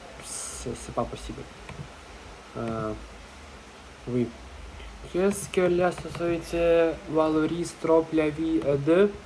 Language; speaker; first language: French; non-native, learner; Russian